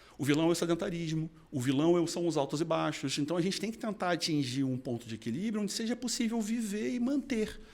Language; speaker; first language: Portuguese; native; Portuguese